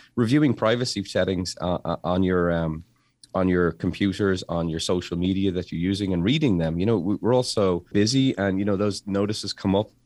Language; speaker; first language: English; native; English